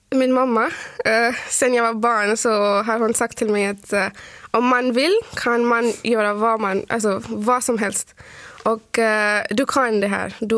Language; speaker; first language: Swedish; non-native, fluent; Arabic